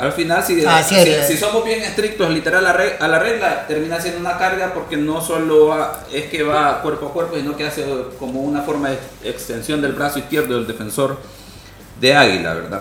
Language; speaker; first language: Spanish; native; Spanish